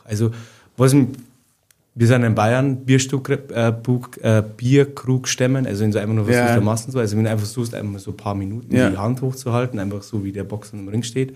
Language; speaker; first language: German; native; German